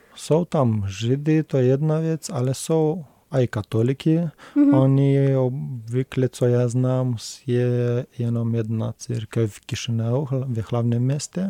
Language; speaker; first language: Czech; non-native, learner; Romanian